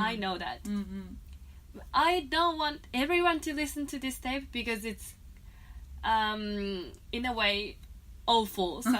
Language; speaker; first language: English; non-native, fluent; Japanese